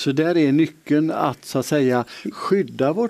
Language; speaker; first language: Swedish; native; Swedish